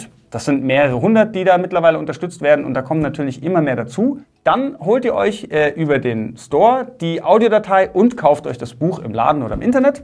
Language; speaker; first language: German; native; German